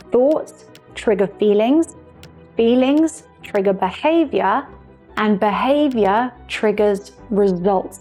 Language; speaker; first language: English; native; English